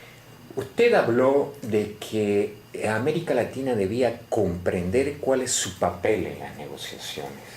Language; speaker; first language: Spanish; native; Spanish